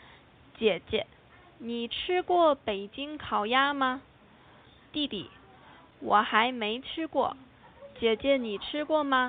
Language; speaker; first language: Chinese; non-native, fluent; Korean